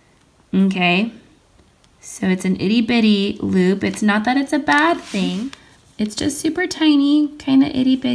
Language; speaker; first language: English; native; English